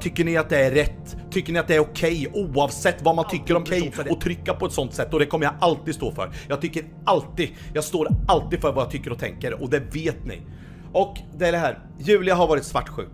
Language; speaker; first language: Swedish; native; Swedish